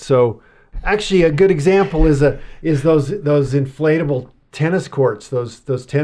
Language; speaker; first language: English; native; English